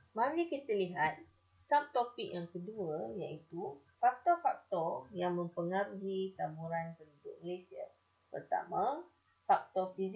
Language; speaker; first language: Malay; native; Malay